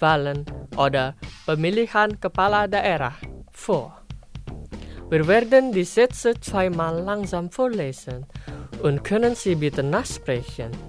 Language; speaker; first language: German; non-native, fluent; Indonesian